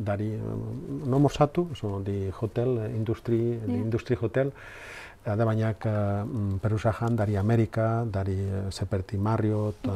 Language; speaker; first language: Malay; non-native, learner; Spanish